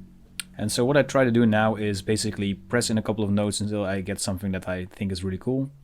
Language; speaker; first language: English; non-native, fluent; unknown